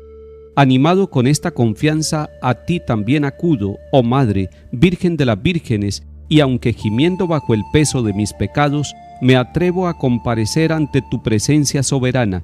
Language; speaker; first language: Spanish; native; Spanish